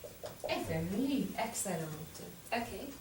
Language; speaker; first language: French; non-native, fluent; English